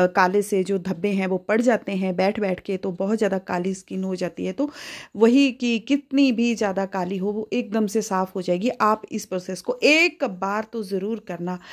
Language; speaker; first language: Hindi; native; Hindi